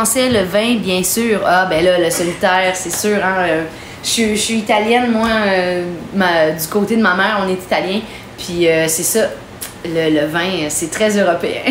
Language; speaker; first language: French; native; French